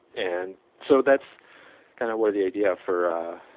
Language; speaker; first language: English; non-native, fluent; Czech